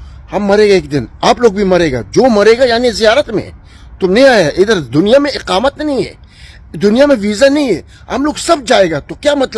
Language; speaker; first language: Hindi; non-native, fluent; Arabic